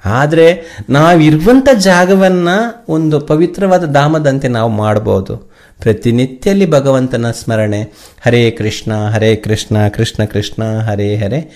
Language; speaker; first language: Kannada; native; Kannada